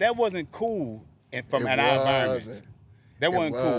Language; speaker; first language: English; native; English